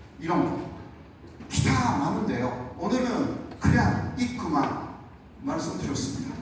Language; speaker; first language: Korean; non-native, fluent; Japanese